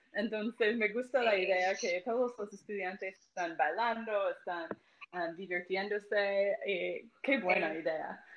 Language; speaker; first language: Spanish; non-native, fluent; English